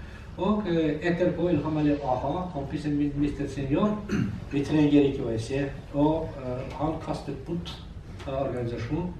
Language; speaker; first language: Norwegian; non-native, learner; Azerbaijani